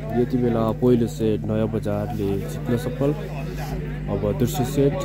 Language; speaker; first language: Nepali; native; Nepali